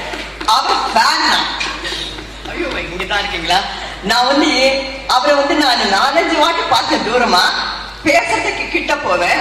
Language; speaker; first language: Tamil; non-native, local second language; Telugu